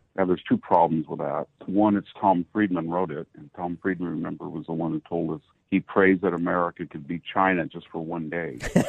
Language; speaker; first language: English; native; English